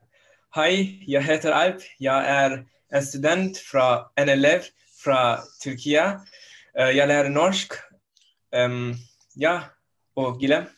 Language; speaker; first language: Norwegian; non-native, learner; Turkish